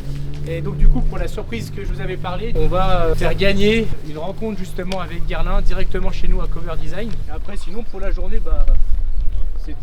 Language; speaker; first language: French; native; French